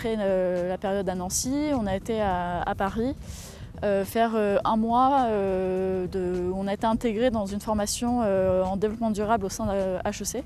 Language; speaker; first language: French; native; French